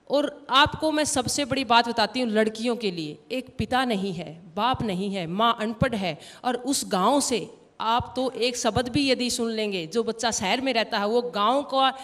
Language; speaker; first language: Hindi; native; Hindi